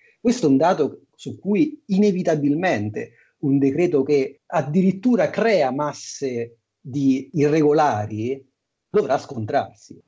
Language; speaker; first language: Italian; native; Italian